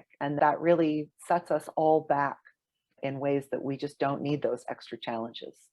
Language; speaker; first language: English; native; English